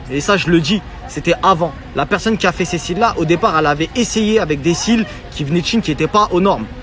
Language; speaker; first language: French; native; French